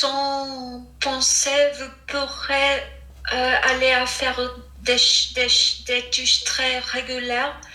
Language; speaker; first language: French; non-native, fluent; English